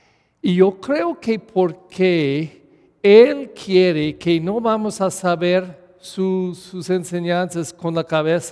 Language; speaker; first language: Spanish; non-native, fluent; English